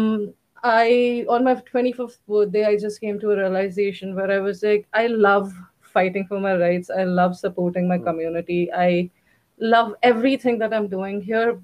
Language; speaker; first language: English; non-native, local second language; Hindi